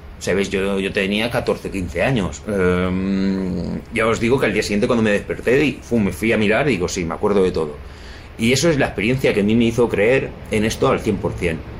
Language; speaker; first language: Spanish; native; Spanish